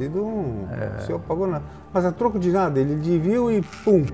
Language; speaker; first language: Portuguese; native; Portuguese